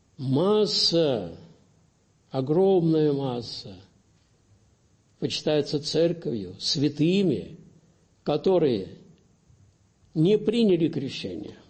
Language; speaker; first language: Russian; native; Russian